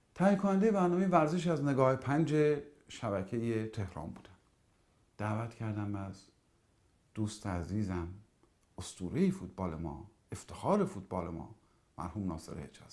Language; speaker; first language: Persian; native; Persian